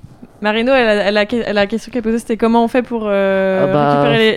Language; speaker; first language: French; native; French